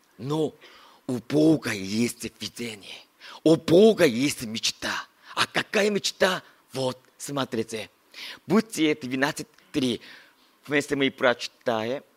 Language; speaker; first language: Russian; non-native, learner; Korean